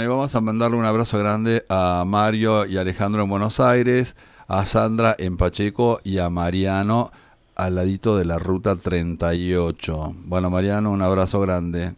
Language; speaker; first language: Spanish; native; Spanish